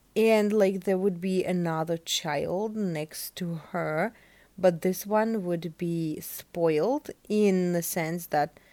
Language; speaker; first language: English; non-native, fluent; Russian